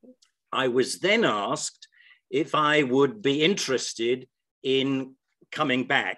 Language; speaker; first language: English; native; English